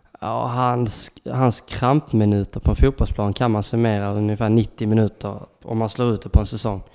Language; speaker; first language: Swedish; native; Swedish